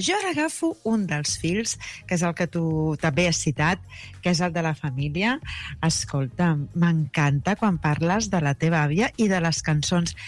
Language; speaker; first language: Catalan; native; Catalan